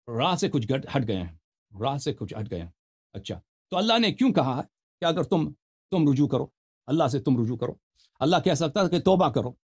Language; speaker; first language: Urdu; non-native, fluent; Persian